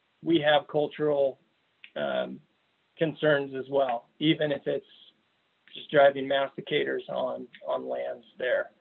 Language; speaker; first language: English; native; English